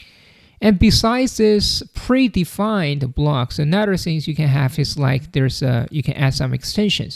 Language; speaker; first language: English; non-native, fluent; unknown